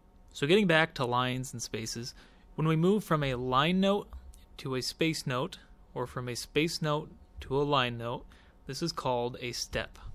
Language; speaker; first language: English; native; English